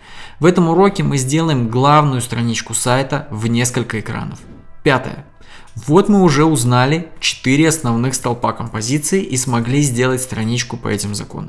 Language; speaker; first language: Russian; native; Russian